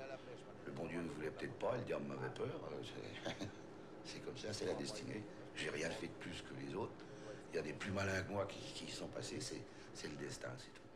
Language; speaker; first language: French; native; French